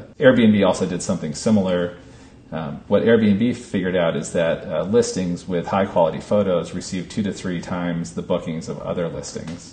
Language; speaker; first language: English; native; English